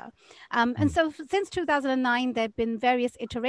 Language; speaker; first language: English; native; English